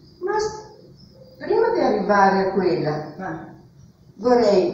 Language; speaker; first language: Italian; non-native, learner; Portuguese